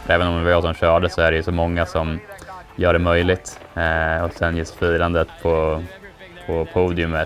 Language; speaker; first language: Swedish; native; Swedish